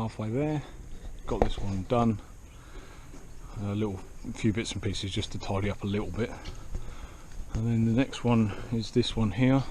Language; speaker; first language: English; native; English